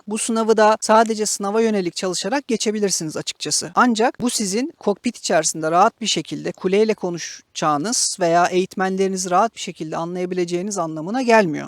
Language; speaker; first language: Turkish; native; Turkish